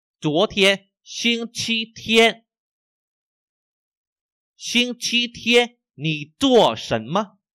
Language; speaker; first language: Chinese; non-native, fluent; Vietnamese